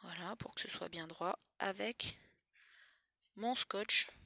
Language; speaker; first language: French; native; French